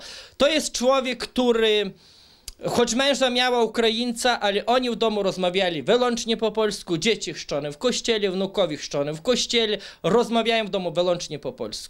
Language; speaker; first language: Polish; non-native, local second language; Ukrainian